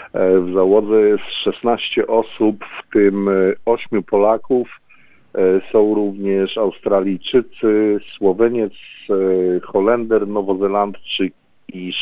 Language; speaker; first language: Polish; native; Polish